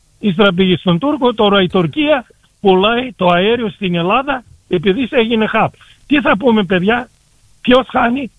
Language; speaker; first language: Greek; early bilingual, heritage; Greek